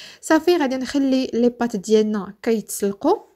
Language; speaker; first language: Arabic; native; Arabic